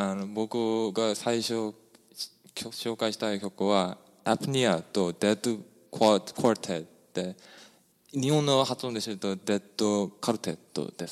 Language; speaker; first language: Japanese; non-native, fluent; Korean